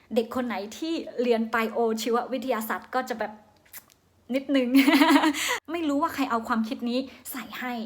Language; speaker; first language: Thai; non-native, fluent; Shan